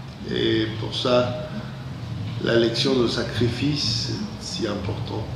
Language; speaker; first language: French; non-native, fluent; English